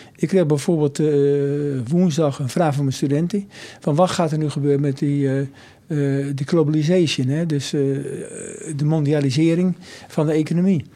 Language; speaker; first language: Dutch; native; Dutch